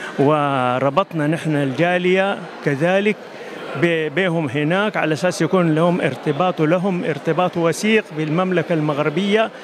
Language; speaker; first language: Arabic; native; Arabic